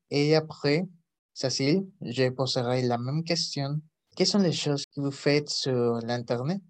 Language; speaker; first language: French; non-native, learner; Spanish